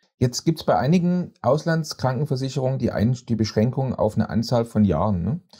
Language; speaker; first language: German; native; German